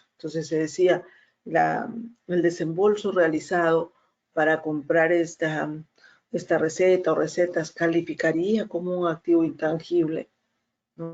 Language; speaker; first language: Spanish; native; Spanish